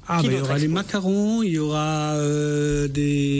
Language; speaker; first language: French; native; French